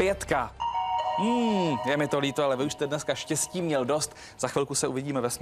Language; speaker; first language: Czech; native; Czech